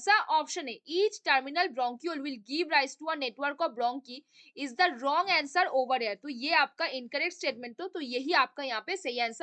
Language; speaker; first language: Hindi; native; Hindi